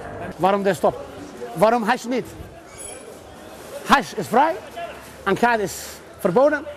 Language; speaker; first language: Dutch; non-native, learner; Somali